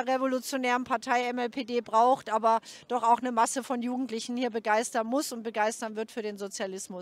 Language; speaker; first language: German; native; German